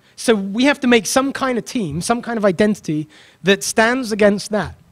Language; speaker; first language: English; native; English